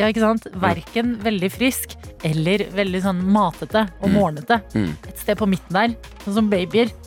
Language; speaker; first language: Norwegian; native; Norwegian